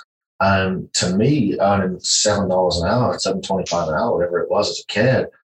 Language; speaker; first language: English; native; English